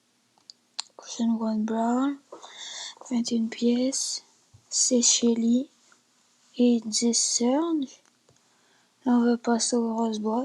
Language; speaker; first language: French; native; French